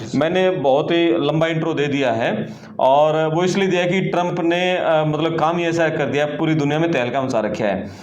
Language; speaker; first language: Hindi; native; Hindi